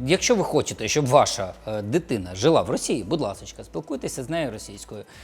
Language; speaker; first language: Ukrainian; non-native, local second language; Russian